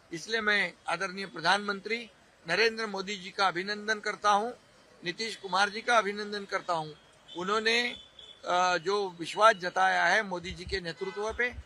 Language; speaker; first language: Hindi; non-native, local second language; Marathi